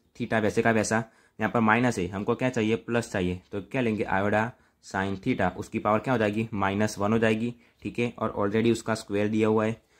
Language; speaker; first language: Hindi; non-native, local second language; Gujarati